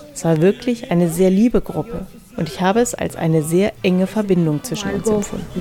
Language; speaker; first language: German; non-native, fluent; Spanish